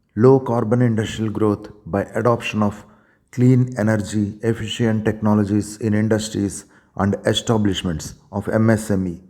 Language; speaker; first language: English; non-native, local second language; Telugu